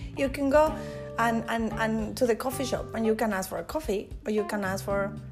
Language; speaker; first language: English; non-native, fluent; Spanish